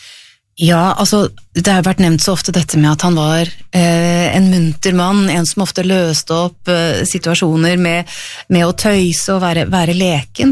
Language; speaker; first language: Norwegian; native; Norwegian